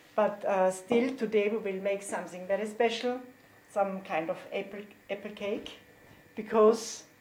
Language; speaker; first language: English; non-native, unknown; German